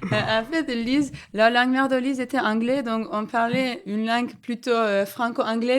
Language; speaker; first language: French; non-native, fluent; Turkish